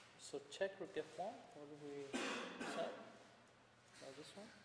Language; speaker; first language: English; non-native, fluent; Armenian